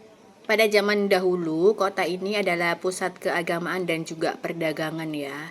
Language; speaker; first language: Indonesian; native; Indonesian